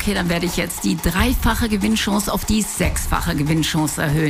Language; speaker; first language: German; native; German